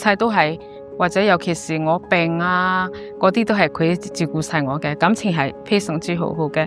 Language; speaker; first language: Cantonese; non-native, fluent; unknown